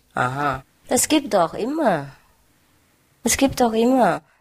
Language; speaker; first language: German; non-native, learner; Vietnamese